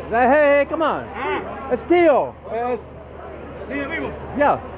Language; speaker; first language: Spanish; non-native, learner; English